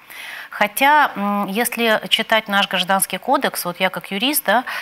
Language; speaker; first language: Russian; native; Russian